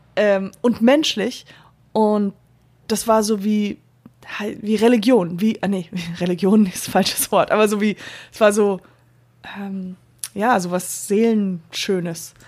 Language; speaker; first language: German; non-native, fluent; English